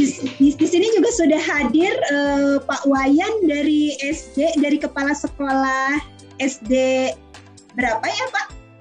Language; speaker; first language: Indonesian; native; Indonesian